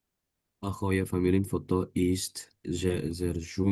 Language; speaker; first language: German; non-native, learner; Indonesian